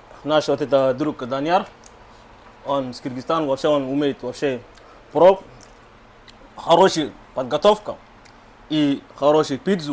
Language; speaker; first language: Russian; non-native, learner; Kyrgyz